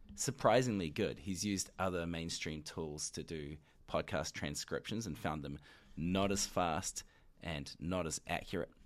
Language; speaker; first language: English; native; English